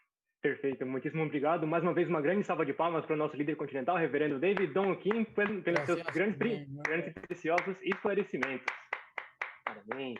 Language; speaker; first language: Portuguese; native; Portuguese